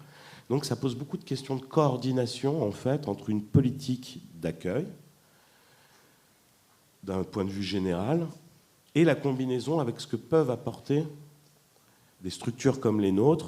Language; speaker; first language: French; native; French